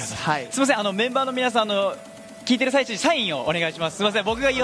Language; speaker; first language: Japanese; native; Japanese